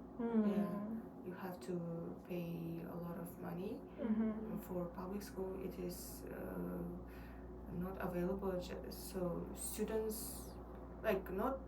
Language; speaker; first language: English; non-native, learner; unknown